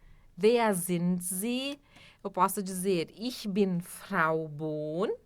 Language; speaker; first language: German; non-native, fluent; Portuguese